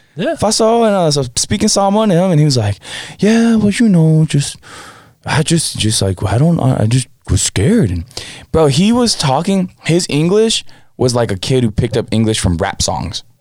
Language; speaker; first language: English; native; English